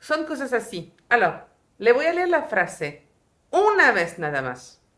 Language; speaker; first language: Spanish; non-native, fluent; French